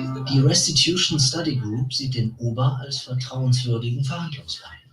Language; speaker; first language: German; native; German